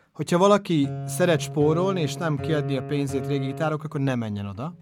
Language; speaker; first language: Hungarian; native; Hungarian